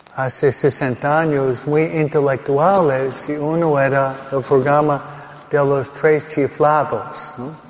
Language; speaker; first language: Spanish; non-native, fluent; English